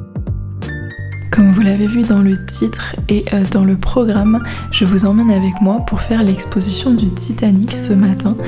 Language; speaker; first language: French; native; French